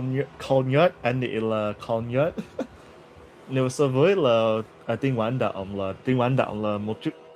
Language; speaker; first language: Vietnamese; non-native, learner; English